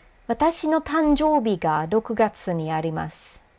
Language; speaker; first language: Japanese; non-native, fluent; English